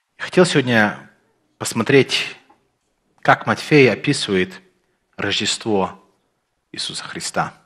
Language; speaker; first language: Russian; early bilingual, heritage; Russian